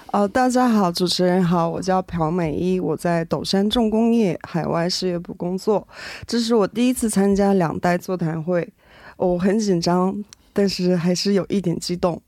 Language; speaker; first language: Chinese; non-native, fluent; Korean